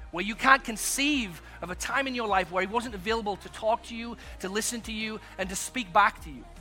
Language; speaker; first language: English; native; English